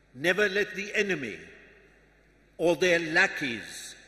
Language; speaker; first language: English; non-native, local second language; Urdu